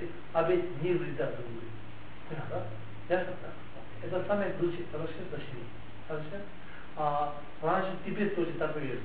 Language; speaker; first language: Russian; non-native, learner; Tibetan